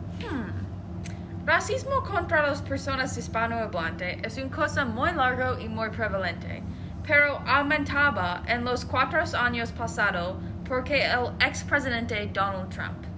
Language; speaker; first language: Spanish; non-native, learner; English